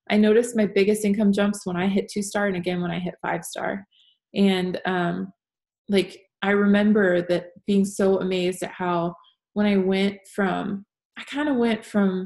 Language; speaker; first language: English; native; English